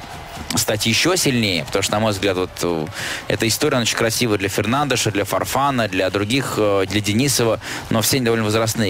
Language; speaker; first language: Russian; native; Russian